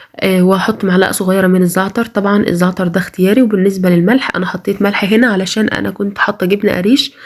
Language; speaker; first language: Arabic; native; Arabic